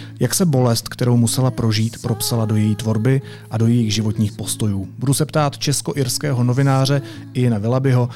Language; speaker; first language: Czech; native; Czech